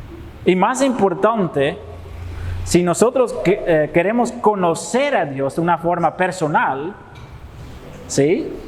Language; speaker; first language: Spanish; non-native, fluent; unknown